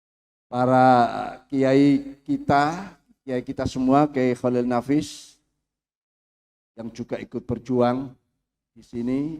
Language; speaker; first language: Indonesian; native; Indonesian